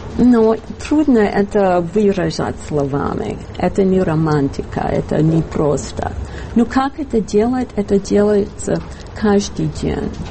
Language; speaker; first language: Russian; non-native, fluent; English